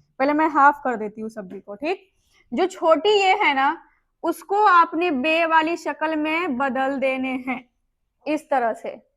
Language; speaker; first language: Hindi; native; Hindi